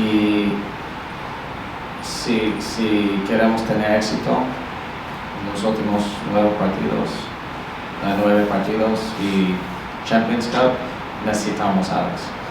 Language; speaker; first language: Spanish; non-native, learner; English